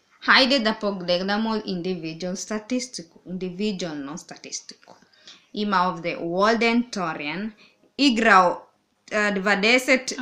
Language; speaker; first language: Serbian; non-native, learner; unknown